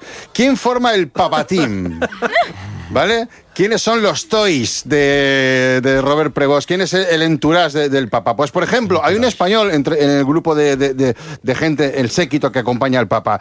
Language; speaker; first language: Spanish; native; Spanish